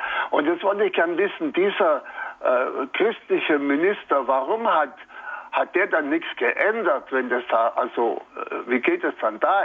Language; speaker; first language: German; native; German